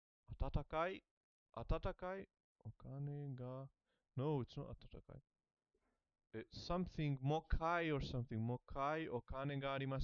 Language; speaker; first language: Japanese; non-native, learner; English